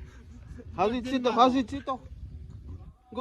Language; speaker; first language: English; non-native, local second language; Fijian